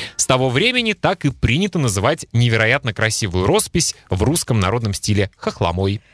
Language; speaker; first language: Russian; native; Russian